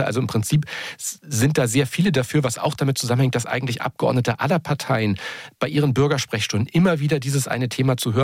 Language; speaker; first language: German; native; German